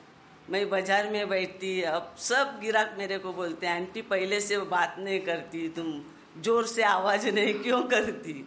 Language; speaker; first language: Hindi; non-native, local second language; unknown